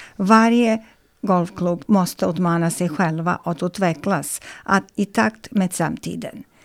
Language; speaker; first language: Swedish; non-native, fluent; Serbian